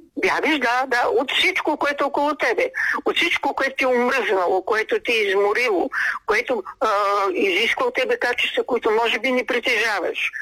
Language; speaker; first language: Bulgarian; native; Bulgarian